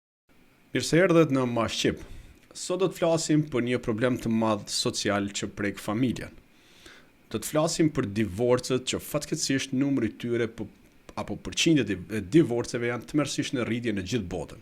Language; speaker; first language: Albanian; native; Albanian